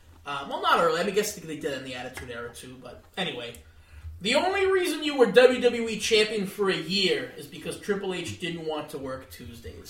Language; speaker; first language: English; early bilingual, other home language; Greek